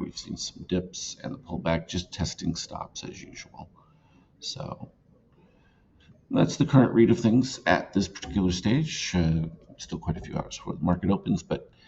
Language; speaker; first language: English; native; English